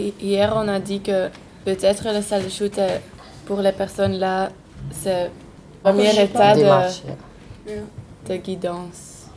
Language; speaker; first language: French; non-native, local second language; Dutch